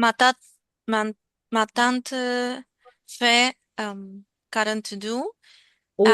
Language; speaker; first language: French; non-native, learner; Spanish